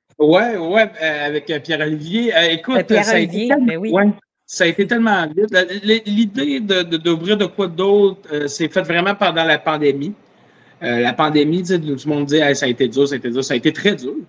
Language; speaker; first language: French; native; French